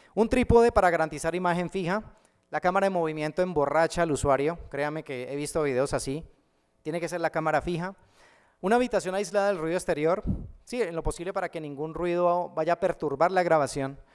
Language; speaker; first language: Spanish; native; Spanish